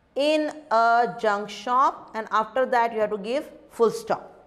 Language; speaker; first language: English; non-native, local second language; Hindi